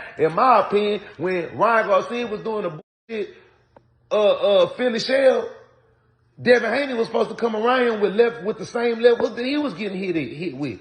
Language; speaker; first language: English; native; English